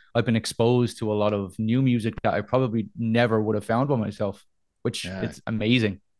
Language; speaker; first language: English; native; English